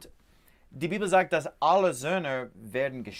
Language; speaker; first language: German; non-native, fluent; English